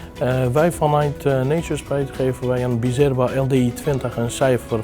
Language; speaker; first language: Dutch; non-native, fluent; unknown